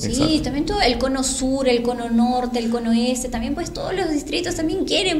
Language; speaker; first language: Spanish; native; Spanish